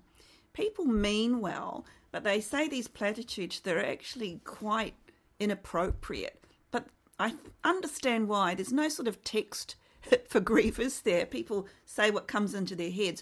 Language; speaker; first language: English; native; English